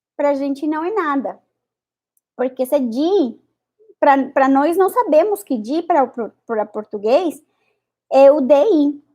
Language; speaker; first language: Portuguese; non-native, fluent; Spanish